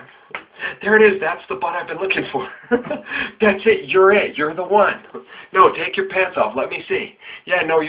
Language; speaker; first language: English; native; English